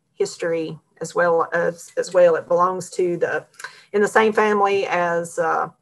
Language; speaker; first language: English; native; English